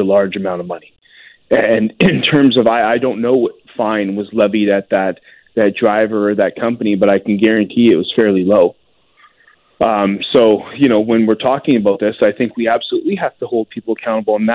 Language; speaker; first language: English; native; English